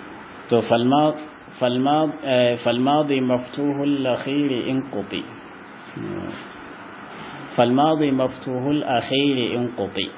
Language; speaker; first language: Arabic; non-native, fluent; Hausa